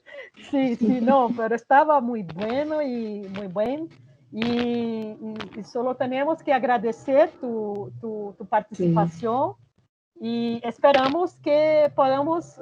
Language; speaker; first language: Spanish; non-native, fluent; Portuguese